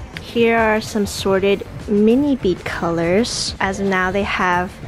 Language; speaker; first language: English; early bilingual, other home language; Chinese